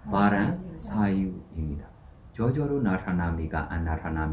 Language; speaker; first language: Korean; non-native, learner; Burmese